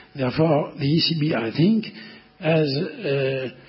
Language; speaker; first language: English; non-native, fluent; French